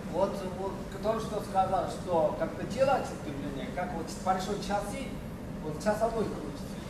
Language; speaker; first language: Russian; non-native, learner; Chinese